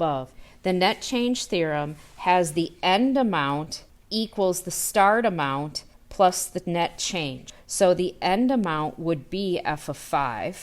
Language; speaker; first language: English; native; English